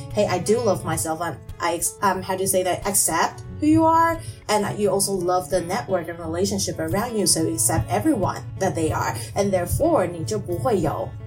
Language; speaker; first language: English; non-native, fluent; Chinese